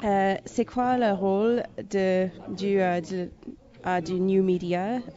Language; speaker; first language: French; non-native, fluent; English